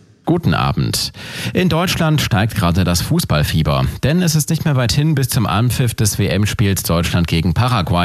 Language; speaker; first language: German; native; German